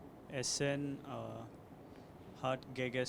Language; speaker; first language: German; non-native, learner; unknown